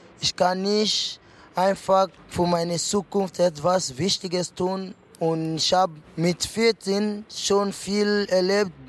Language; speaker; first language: German; non-native, fluent; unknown